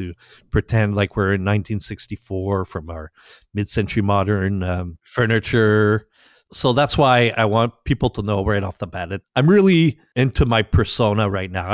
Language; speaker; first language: English; non-native, fluent; French